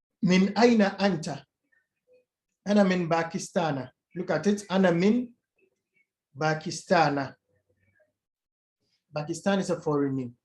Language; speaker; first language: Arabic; non-native, fluent; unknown